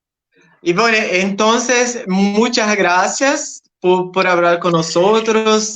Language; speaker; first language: Spanish; non-native, learner; Portuguese